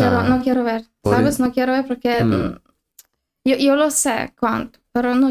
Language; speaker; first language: Spanish; non-native, learner; Ukrainian